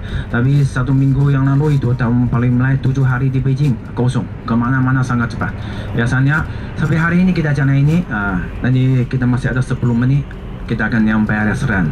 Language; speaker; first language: Indonesian; non-native, fluent; Chinese